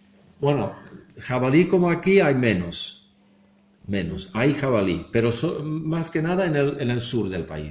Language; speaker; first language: Spanish; non-native, fluent; Dutch